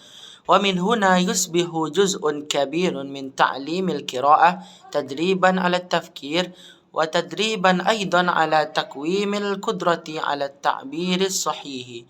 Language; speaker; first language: Arabic; non-native, learner; Indonesian